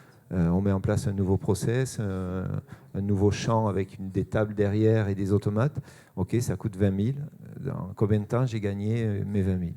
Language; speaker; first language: French; native; French